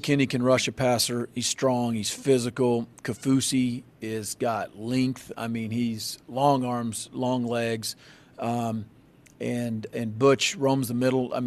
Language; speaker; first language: English; native; English